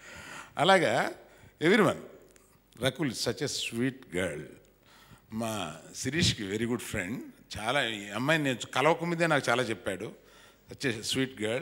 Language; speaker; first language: Telugu; native; Telugu